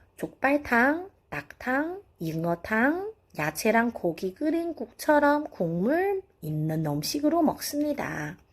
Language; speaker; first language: Korean; non-native, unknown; Chinese